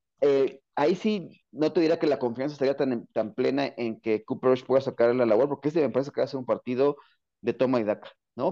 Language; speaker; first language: Spanish; native; Spanish